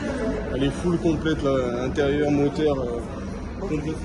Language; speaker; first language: French; native; French